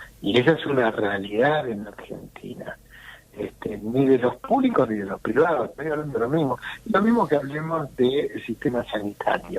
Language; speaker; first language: Spanish; native; Spanish